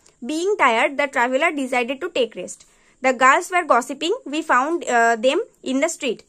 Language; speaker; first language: English; non-native, local second language; Bangla